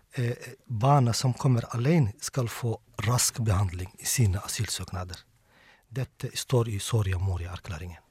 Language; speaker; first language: Norwegian; non-native, fluent; Somali